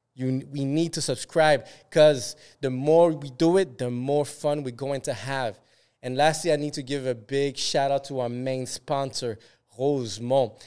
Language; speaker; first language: English; native; English